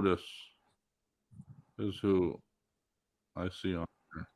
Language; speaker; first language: English; native; English